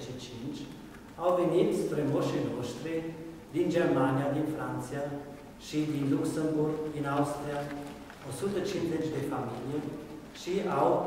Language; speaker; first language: Romanian; non-native, local second language; German